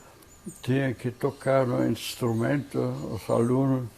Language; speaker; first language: Portuguese; non-native, fluent; German